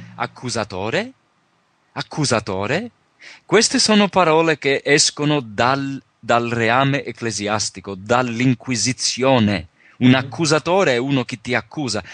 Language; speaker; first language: Italian; early bilingual, heritage; Italian